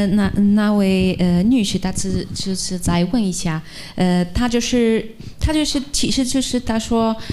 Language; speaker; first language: Chinese; non-native, fluent; Portuguese